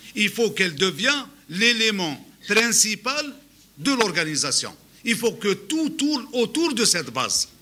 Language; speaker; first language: French; non-native, local second language; Arabic